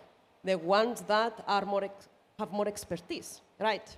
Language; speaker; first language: English; non-native, fluent; Greek